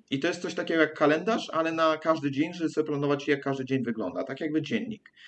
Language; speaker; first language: Polish; early bilingual, heritage; English